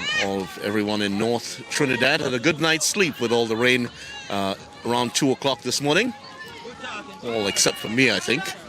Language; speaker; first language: English; native; English